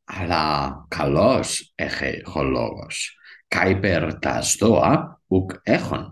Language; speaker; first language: Greek; non-native, learner; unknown